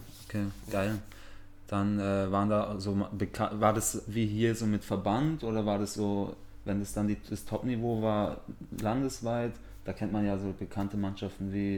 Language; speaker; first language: German; native; German